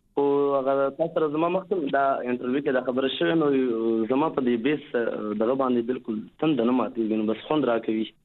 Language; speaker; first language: Pashto; native; Pashto